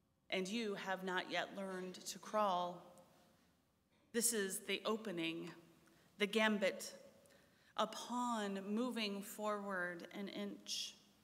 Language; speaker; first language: English; native; English